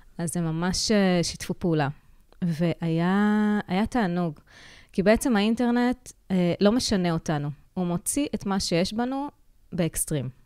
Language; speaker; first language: Hebrew; native; Hebrew